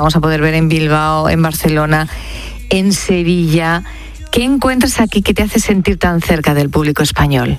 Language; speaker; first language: Spanish; native; Spanish